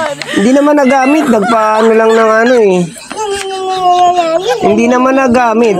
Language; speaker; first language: Filipino; native; Filipino